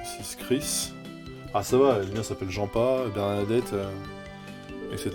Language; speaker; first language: French; native; French